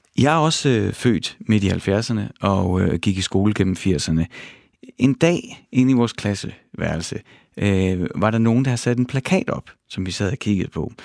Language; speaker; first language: Danish; native; Danish